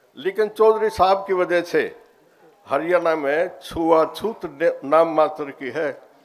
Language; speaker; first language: Hindi; native; Hindi